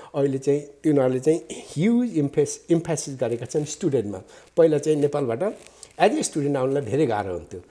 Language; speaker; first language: Nepali; native; Nepali